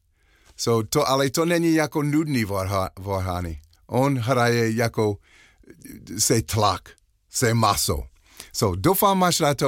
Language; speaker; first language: Czech; non-native, learner; English